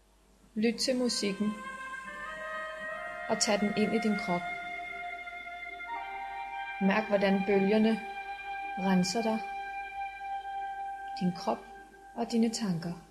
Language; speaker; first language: Danish; native; Danish